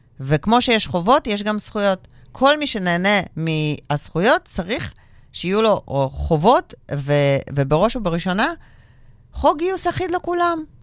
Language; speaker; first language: Hebrew; non-native, fluent; Russian